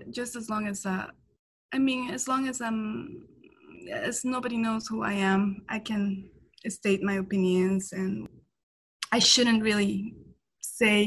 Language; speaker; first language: English; non-native, fluent; Spanish